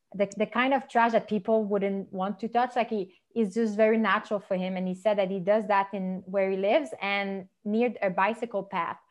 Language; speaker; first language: English; non-native, fluent; French